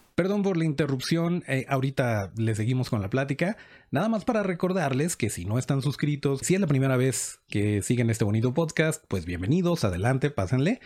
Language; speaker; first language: Spanish; native; Spanish